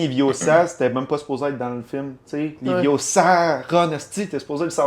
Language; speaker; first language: French; native; French